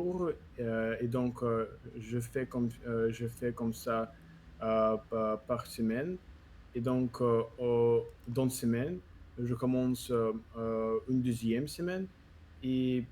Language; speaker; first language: French; non-native, learner; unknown